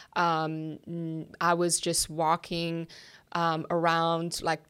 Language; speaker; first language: English; non-native, fluent; Persian